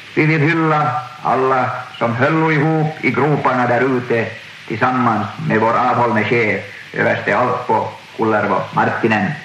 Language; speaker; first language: Swedish; native; Swedish